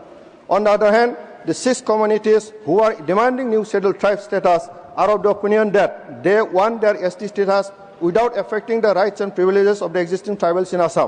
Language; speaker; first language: English; non-native, local second language; Bodo